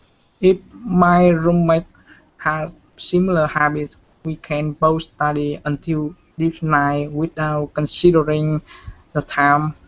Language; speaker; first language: English; non-native, learner; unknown